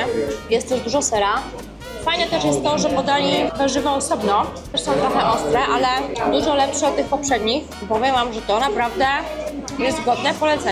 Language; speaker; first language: Polish; native; Polish